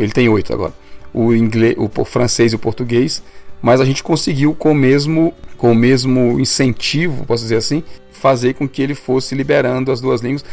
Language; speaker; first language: Portuguese; native; Portuguese